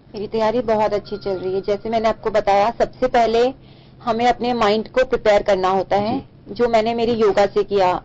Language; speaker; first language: Hindi; native; Hindi